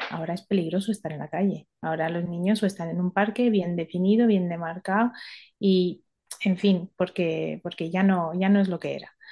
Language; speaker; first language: Spanish; early bilingual, other home language; Romanian